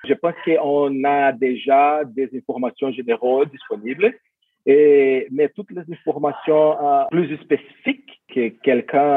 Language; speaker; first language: French; non-native, fluent; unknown